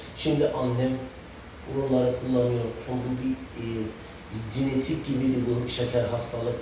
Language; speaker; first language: Turkish; non-native, fluent; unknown